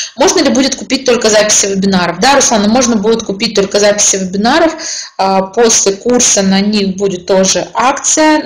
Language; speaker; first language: Russian; native; Russian